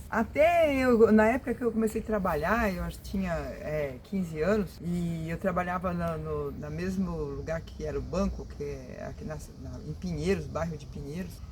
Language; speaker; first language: Portuguese; native; Portuguese